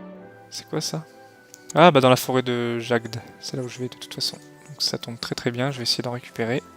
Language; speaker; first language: French; native; French